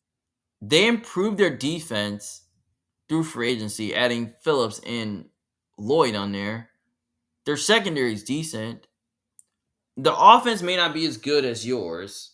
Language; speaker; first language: English; native; English